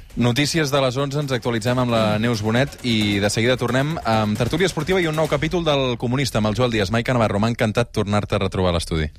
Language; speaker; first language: Catalan; native; Catalan